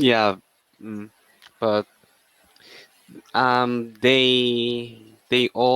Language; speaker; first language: English; non-native, learner; Korean